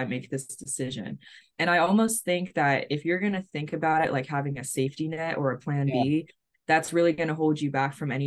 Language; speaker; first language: English; native; English